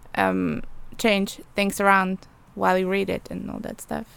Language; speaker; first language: English; non-native, fluent; Polish